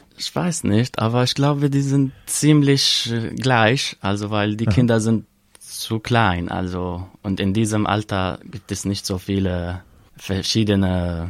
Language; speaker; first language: German; non-native, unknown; Arabic